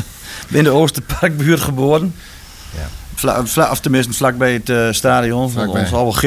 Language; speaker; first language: Dutch; native; Dutch